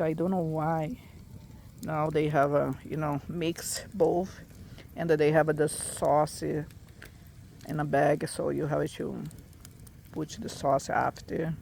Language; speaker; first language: English; non-native, fluent; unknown